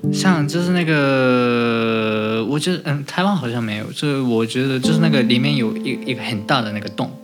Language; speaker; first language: Chinese; non-native, fluent; Japanese